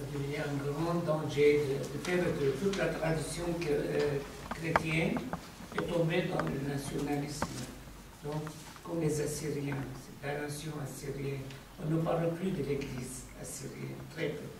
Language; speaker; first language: French; non-native, fluent; Arabic